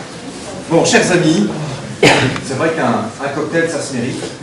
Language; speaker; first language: French; native; French